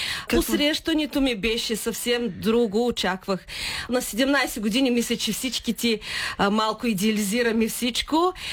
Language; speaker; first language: Bulgarian; early bilingual, heritage; Bulgarian